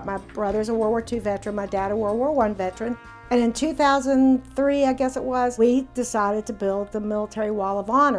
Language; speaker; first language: English; native; English